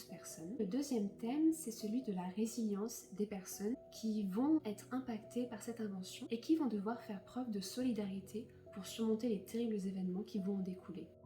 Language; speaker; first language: French; native; French